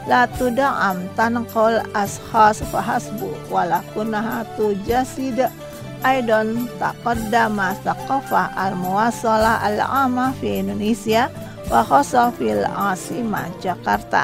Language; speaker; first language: Arabic; non-native, learner; Indonesian